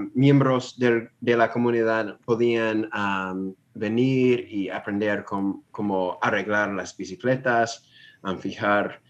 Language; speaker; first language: Spanish; non-native, fluent; English